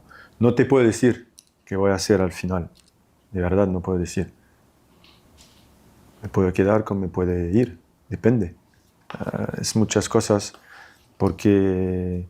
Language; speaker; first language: Spanish; non-native, fluent; French